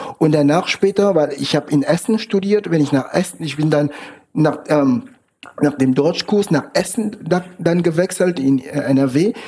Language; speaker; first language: German; non-native, fluent; French